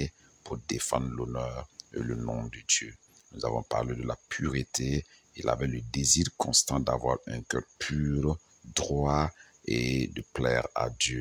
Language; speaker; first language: French; non-native, local second language; Mossi